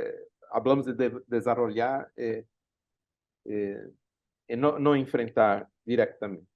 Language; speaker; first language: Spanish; non-native, learner; Portuguese